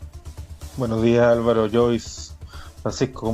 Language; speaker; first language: Spanish; native; Spanish